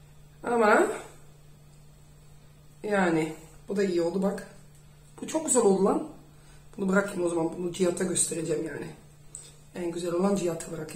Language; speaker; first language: Turkish; non-native, fluent; Dutch